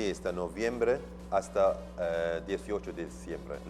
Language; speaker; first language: Spanish; non-native, learner; Arabic